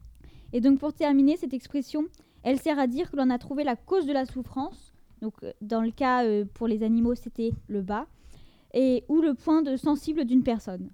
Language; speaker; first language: French; native; French